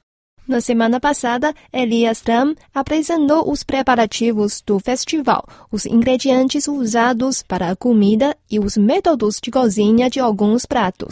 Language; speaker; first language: Portuguese; non-native, fluent; Chinese